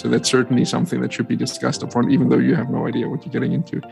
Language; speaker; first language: English; non-native, fluent; German